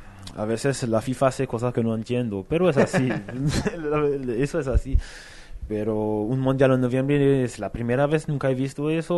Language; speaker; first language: Spanish; non-native, fluent; French